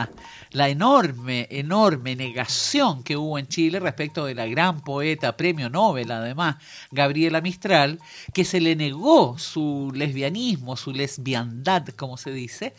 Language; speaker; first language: Spanish; native; Spanish